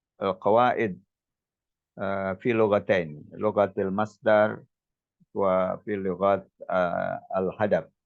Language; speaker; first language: Arabic; non-native, fluent; Indonesian